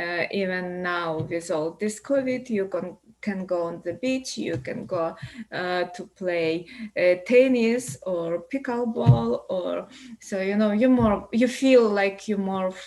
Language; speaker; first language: English; non-native, learner; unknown